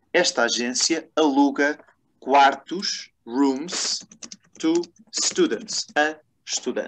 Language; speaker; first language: Portuguese; non-native, fluent; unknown